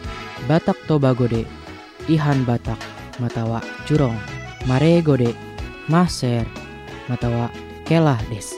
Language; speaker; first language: Japanese; non-native, fluent; Indonesian